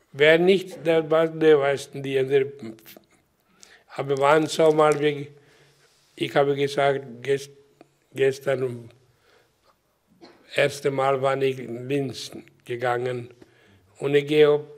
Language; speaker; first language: German; non-native, learner; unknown